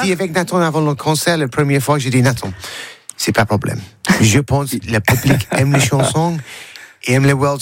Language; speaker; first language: French; non-native, learner; English